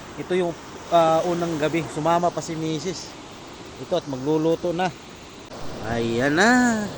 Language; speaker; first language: Filipino; non-native, local second language; Cebuano